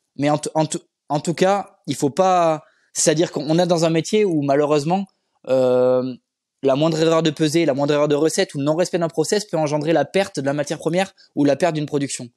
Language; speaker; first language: French; native; French